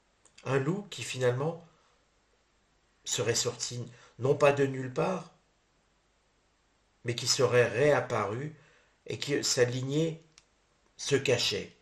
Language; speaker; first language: French; native; French